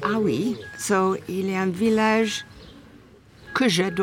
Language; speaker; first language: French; non-native, learner; English